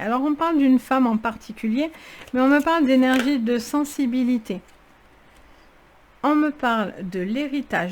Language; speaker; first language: French; native; French